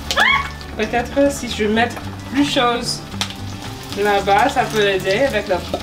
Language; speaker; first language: French; non-native, learner; English